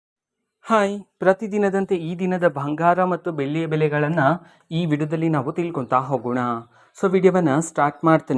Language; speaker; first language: Kannada; native; Kannada